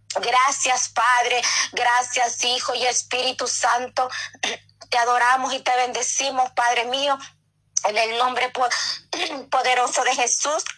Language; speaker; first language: Spanish; native; Spanish